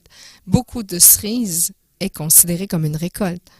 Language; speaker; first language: French; non-native, fluent; English